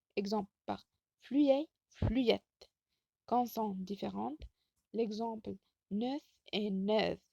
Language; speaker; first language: French; non-native, local second language; Arabic